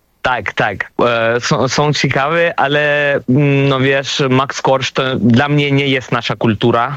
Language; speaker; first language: Polish; non-native, learner; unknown